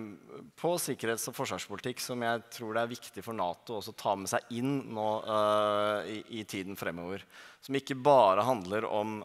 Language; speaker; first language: Norwegian; native; Norwegian